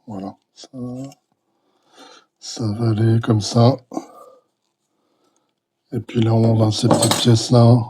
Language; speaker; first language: French; native; French